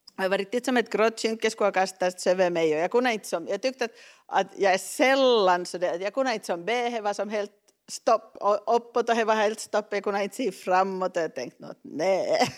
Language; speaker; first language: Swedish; native; Swedish